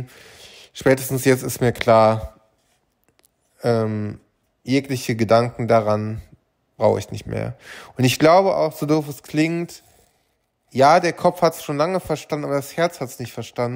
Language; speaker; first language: German; native; German